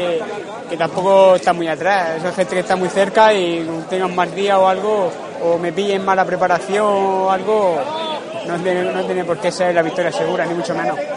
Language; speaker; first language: Spanish; native; Spanish